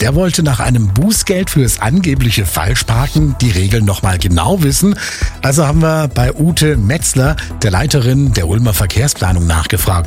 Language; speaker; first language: German; native; German